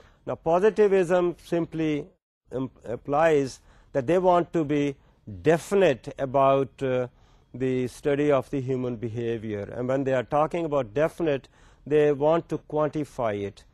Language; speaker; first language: English; non-native, local second language; Urdu